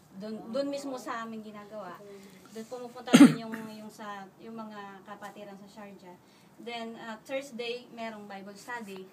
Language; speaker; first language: Filipino; native; Filipino